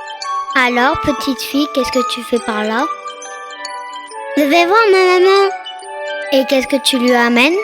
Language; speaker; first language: French; native; French